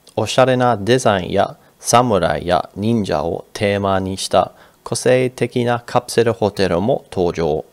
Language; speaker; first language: Japanese; non-native, fluent; English